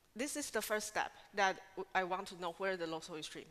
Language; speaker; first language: English; non-native, fluent; Chinese